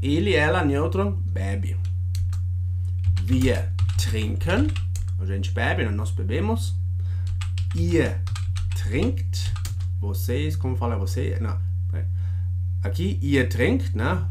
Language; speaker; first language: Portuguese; non-native, fluent; German